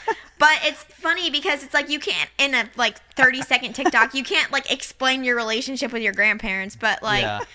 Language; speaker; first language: English; native; English